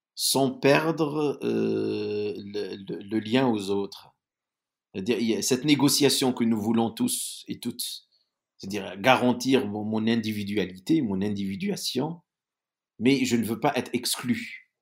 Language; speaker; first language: French; non-native, local second language; Arabic